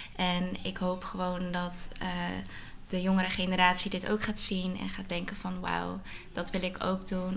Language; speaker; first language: Dutch; early bilingual, other home language; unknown